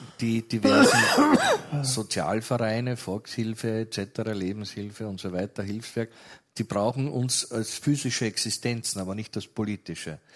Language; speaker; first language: German; native; German